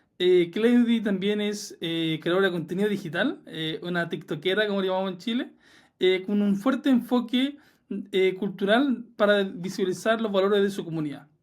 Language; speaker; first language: Spanish; native; Spanish